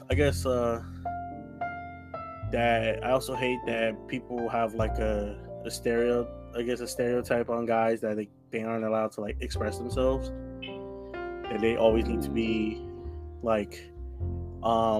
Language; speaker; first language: English; native; English